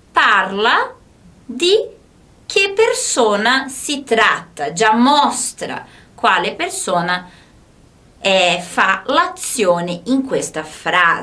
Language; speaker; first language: Italian; non-native, fluent; Portuguese